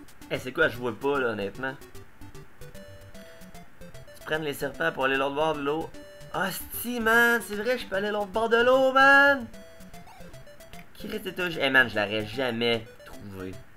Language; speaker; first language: French; native; French